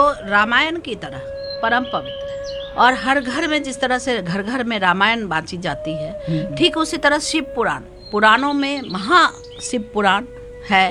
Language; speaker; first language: Hindi; native; Hindi